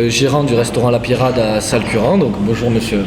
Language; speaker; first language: French; native; French